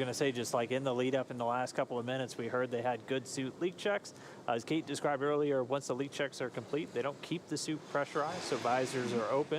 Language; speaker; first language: English; native; English